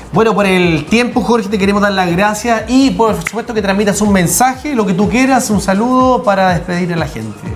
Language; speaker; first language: Spanish; native; Spanish